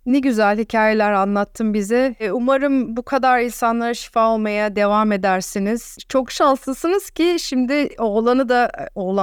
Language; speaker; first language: Turkish; native; Turkish